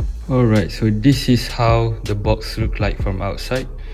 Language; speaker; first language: English; non-native, local second language; Malay